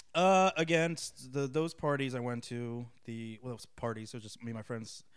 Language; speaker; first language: English; native; English